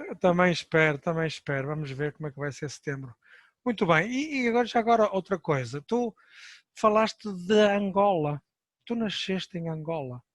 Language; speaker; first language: Portuguese; native; Portuguese